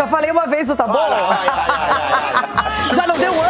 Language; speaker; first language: Portuguese; native; Portuguese